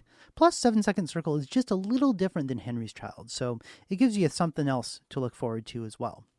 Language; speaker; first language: English; native; English